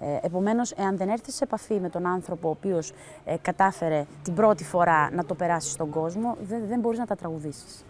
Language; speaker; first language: Greek; early bilingual, heritage; Greek